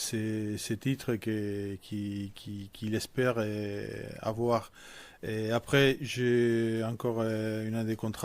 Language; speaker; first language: French; non-native, fluent; Spanish